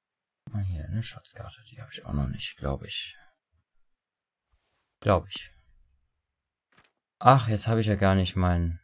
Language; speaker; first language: German; native; German